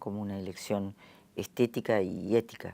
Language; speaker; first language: Spanish; native; Spanish